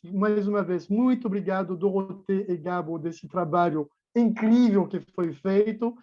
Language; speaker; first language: Portuguese; non-native, fluent; French